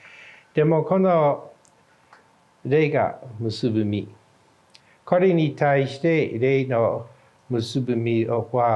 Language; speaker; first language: Japanese; non-native, fluent; English